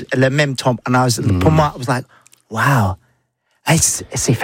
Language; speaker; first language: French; non-native, learner; English